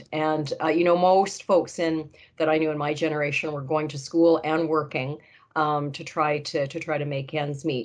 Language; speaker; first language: English; native; English